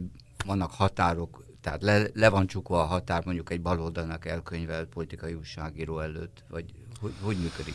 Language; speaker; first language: Hungarian; native; Hungarian